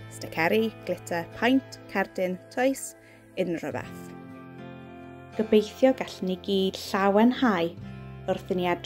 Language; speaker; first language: Welsh; native; Welsh